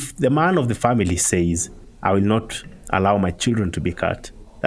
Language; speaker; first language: English; non-native, local second language; Masai